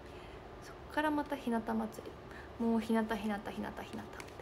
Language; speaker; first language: Japanese; native; Japanese